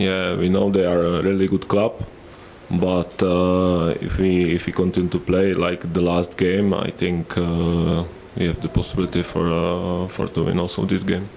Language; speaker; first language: English; non-native, fluent; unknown